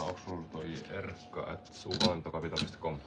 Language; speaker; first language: Finnish; native; Finnish